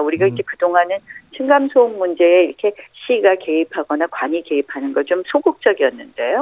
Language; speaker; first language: Korean; native; Korean